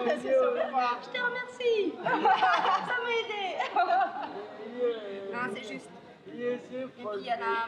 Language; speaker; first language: French; native; French